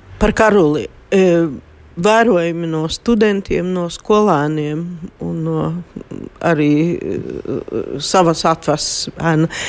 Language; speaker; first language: Latvian; native; Latvian